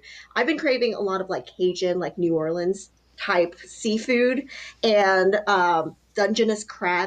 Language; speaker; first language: English; early bilingual, other home language; Chinese